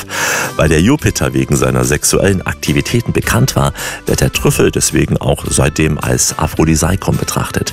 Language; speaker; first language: German; native; German